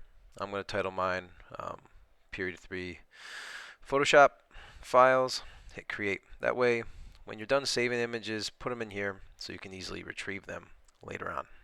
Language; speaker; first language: English; native; English